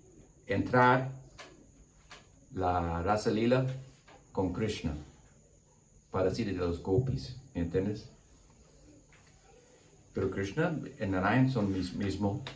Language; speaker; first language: Spanish; non-native, learner; English